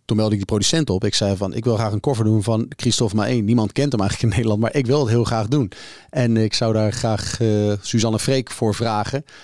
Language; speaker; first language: Dutch; native; Dutch